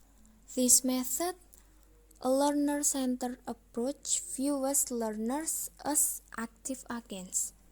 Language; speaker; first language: English; non-native, learner; Indonesian